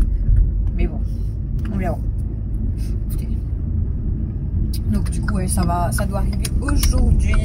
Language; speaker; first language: French; native; French